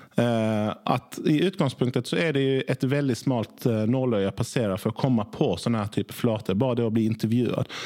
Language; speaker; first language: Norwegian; early bilingual, other home language; Swedish